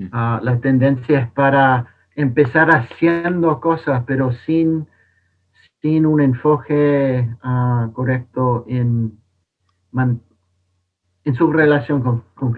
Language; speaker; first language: Spanish; non-native, fluent; English